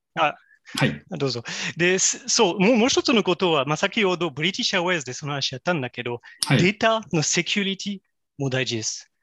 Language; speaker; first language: Japanese; non-native, fluent; French